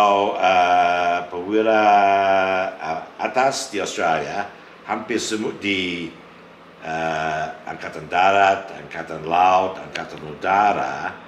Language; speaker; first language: Indonesian; non-native, fluent; English